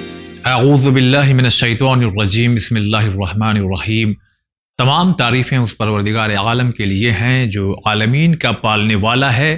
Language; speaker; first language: Urdu; native; Urdu